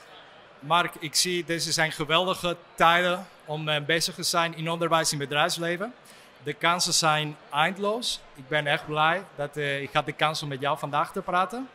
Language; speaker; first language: Dutch; non-native, fluent; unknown